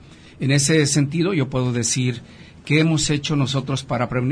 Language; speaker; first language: Spanish; native; Spanish